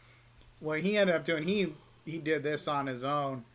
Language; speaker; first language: English; native; English